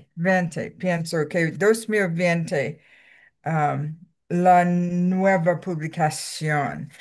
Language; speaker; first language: Spanish; non-native, learner; English